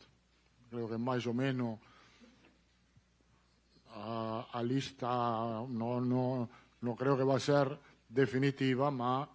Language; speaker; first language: Portuguese; non-native, learner; Italian